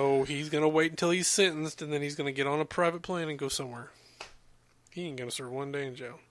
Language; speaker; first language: English; native; English